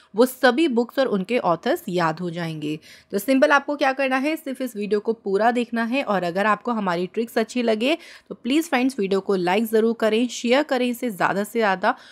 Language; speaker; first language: Hindi; native; Hindi